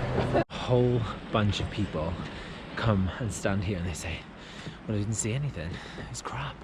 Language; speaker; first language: English; native; English